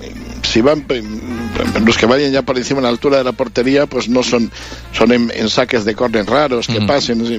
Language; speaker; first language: Spanish; native; Spanish